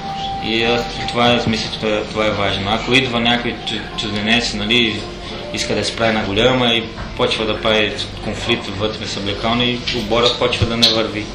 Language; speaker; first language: Bulgarian; non-native, learner; Portuguese